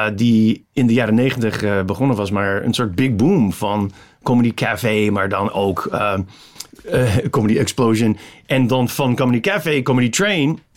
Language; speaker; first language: Dutch; non-native, fluent; English